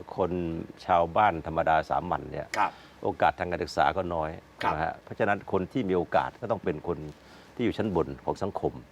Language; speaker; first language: Thai; native; Thai